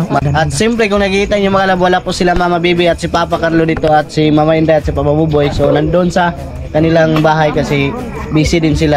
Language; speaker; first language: Filipino; non-native, local second language; Cebuano